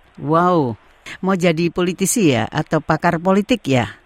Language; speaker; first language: Indonesian; native; Indonesian